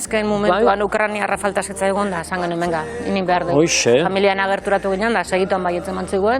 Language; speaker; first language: Basque; native; Basque